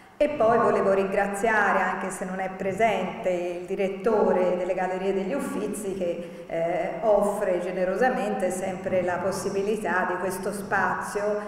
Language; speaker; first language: Italian; native; Italian